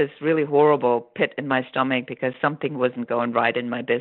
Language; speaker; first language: English; non-native, fluent; German